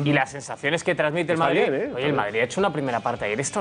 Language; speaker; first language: Spanish; native; Spanish